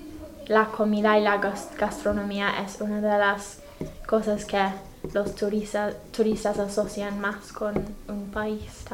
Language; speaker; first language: Spanish; non-native, fluent; English